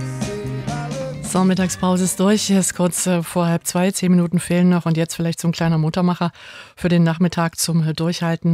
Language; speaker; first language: German; native; German